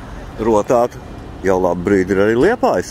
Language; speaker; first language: Latvian; native; Latvian